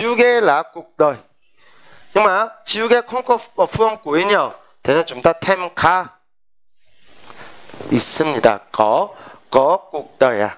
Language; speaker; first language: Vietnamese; non-native, fluent; Korean